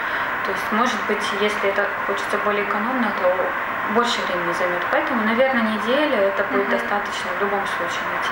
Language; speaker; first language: Russian; native; Russian